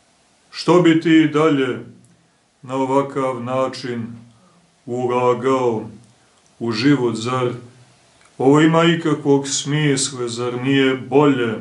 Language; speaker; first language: Serbian; native; Serbian